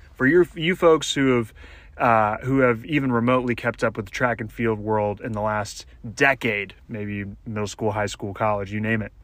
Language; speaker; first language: English; native; English